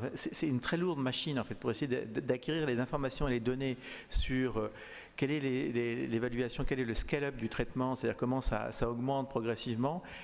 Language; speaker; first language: French; native; French